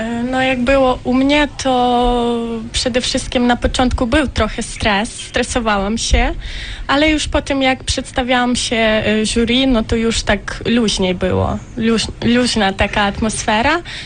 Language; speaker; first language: Polish; non-native, fluent; Ukrainian